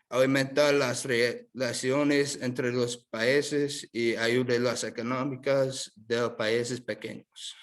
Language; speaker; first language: Spanish; non-native, learner; English